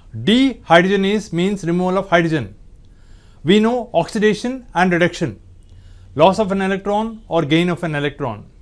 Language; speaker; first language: English; non-native, local second language; Tamil